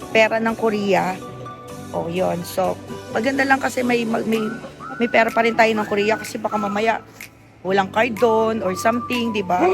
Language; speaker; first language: Filipino; native; Filipino